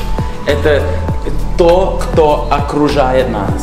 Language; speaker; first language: Russian; non-native, fluent; English